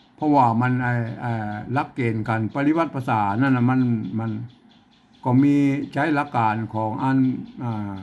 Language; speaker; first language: Thai; non-native, local second language; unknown